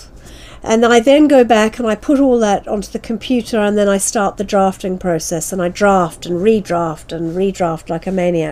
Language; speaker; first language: English; native; English